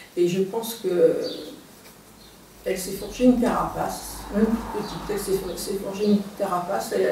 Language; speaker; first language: French; native; French